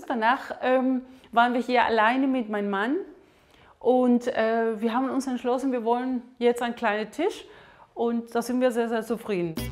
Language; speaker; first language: German; non-native, fluent; Spanish